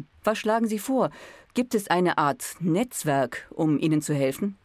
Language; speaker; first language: German; native; German